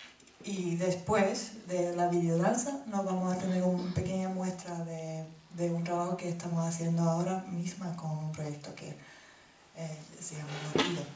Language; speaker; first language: Spanish; non-native, fluent; Finnish